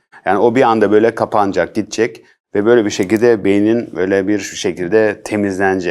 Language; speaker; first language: Turkish; early bilingual, heritage; Turkish